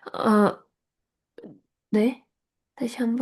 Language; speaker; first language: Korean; non-native, fluent; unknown